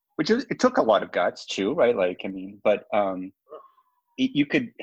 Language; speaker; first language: English; non-native, fluent; Portuguese